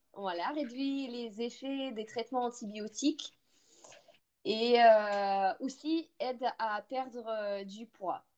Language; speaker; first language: French; non-native, fluent; Russian